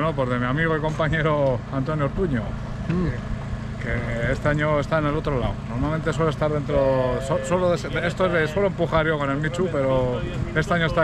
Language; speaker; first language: Spanish; native; Spanish